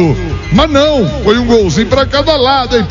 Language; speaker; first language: Portuguese; native; Portuguese